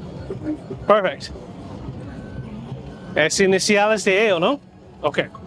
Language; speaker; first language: Spanish; non-native, learner; English